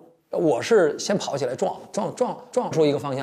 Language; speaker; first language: Chinese; native; Chinese